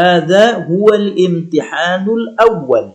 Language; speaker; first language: Arabic; non-native, fluent; Indonesian